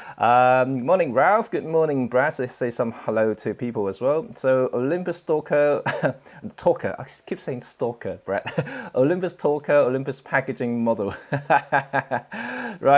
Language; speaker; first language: English; non-native, local second language; Cantonese